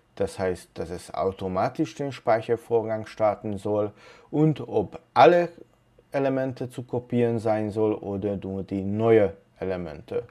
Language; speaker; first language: German; non-native, fluent; Hungarian